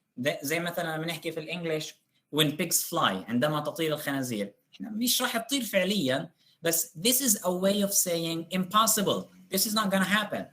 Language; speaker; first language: Arabic; native; Arabic